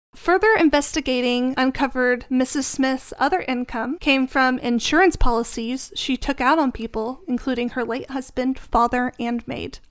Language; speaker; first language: English; native; English